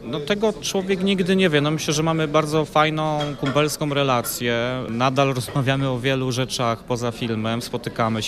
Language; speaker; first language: Polish; native; Polish